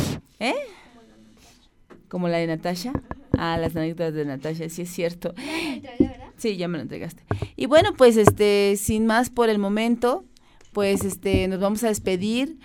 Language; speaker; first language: Spanish; native; Spanish